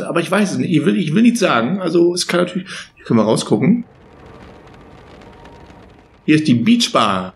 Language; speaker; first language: German; native; German